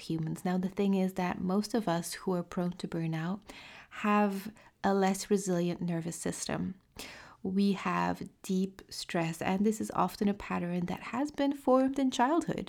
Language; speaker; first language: English; non-native, fluent; French